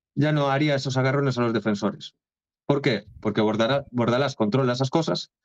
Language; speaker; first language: Spanish; non-native, local second language; Galician